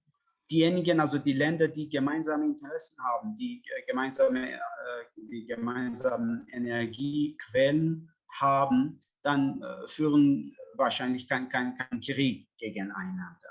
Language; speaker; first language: German; non-native, fluent; Persian